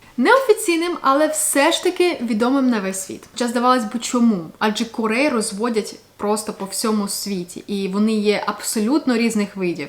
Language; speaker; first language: Ukrainian; native; Ukrainian